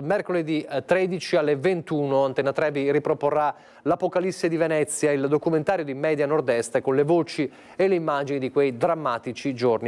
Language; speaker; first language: Italian; native; Italian